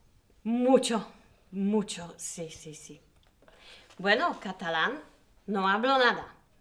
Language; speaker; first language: Spanish; non-native, learner; Polish